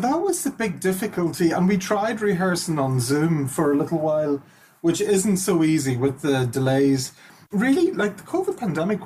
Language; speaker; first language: English; native; English